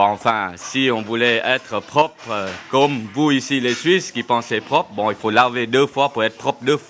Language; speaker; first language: French; non-native, fluent; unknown